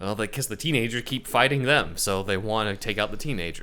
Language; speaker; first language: English; native; English